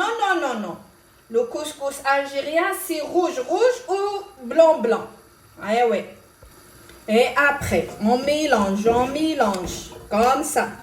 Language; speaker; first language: French; non-native, local second language; Arabic